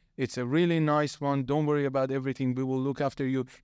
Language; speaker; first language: English; non-native, fluent; Persian